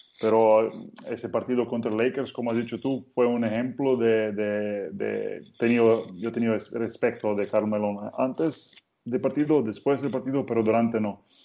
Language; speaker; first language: Spanish; non-native, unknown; Slovenian